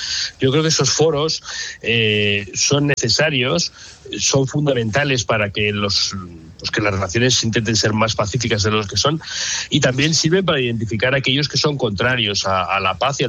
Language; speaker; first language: Spanish; native; Spanish